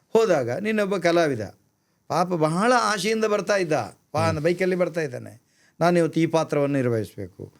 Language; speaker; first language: Kannada; non-native, local second language; Tulu